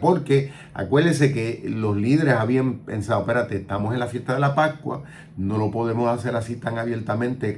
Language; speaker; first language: Spanish; native; Spanish